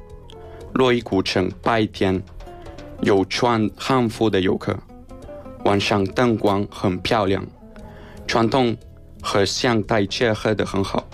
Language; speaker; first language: Chinese; non-native, learner; Spanish